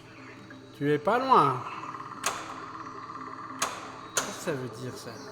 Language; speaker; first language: French; native; French